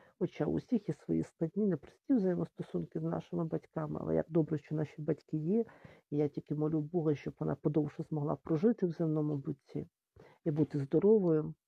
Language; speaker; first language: Ukrainian; native; Ukrainian